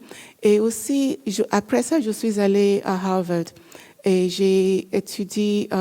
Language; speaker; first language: French; non-native, learner; English